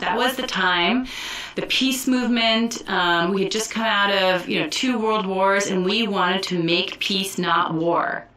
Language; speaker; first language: English; native; English